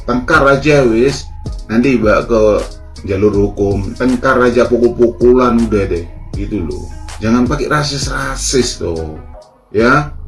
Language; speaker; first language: Indonesian; non-native, local second language; Javanese